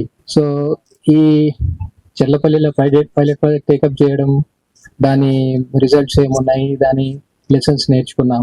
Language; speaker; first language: Telugu; native; Telugu